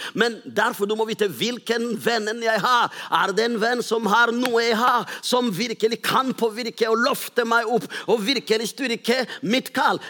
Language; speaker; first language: Norwegian; non-native, fluent; Rundi